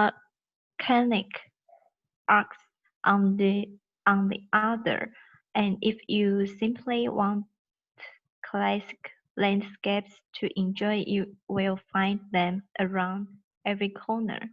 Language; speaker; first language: English; non-native, learner; Chinese